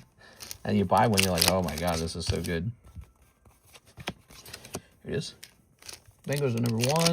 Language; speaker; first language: English; native; English